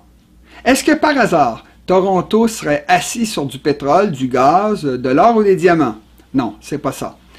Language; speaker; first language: French; native; French